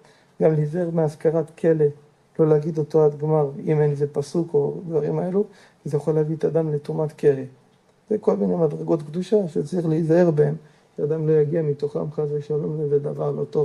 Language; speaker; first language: Hebrew; native; Hebrew